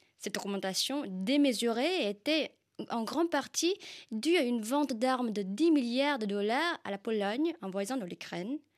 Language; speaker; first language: French; non-native, fluent; Vietnamese